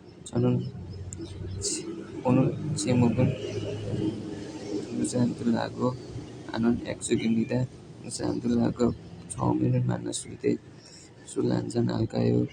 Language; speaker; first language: Korean; non-native, learner; Nepali